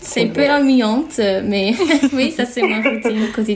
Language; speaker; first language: French; non-native, learner; English